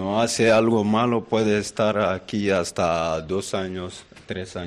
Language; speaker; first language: Spanish; non-native, learner; Bambara